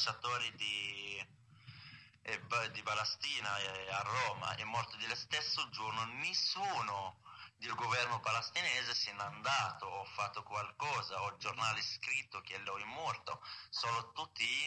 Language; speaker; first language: Italian; non-native, learner; Arabic